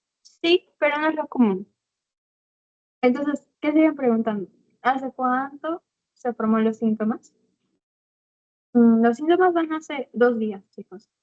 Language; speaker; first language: Spanish; native; Spanish